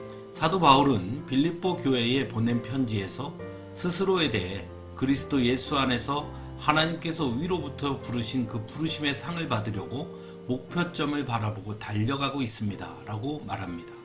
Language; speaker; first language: Korean; native; Korean